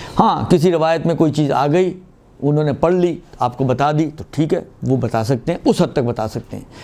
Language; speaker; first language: Urdu; non-native, local second language; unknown